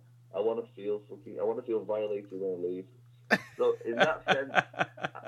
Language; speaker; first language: English; native; English